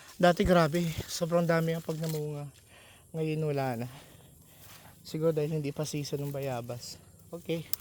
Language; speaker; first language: Filipino; non-native, local second language; Aklanon